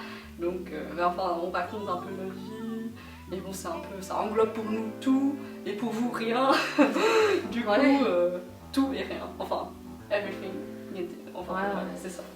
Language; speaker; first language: French; native; French